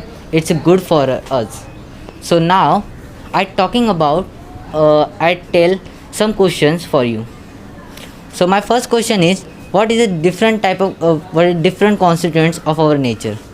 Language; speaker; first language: English; non-native, learner; Marathi